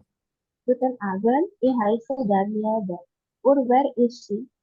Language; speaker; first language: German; non-native, learner; Indonesian